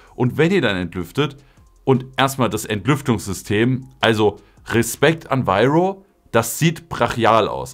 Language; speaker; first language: German; native; German